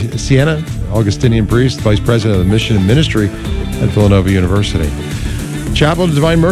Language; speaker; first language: English; native; English